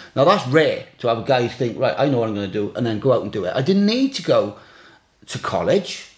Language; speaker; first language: English; native; English